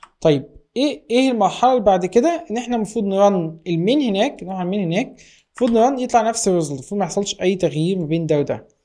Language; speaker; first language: Arabic; native; Arabic